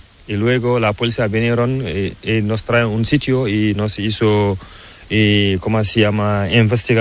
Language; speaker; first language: Spanish; non-native, learner; Fula